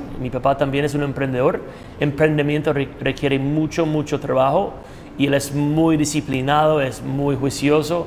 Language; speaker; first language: Spanish; non-native, fluent; English